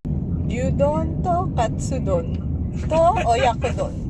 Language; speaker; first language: Japanese; non-native, learner; Filipino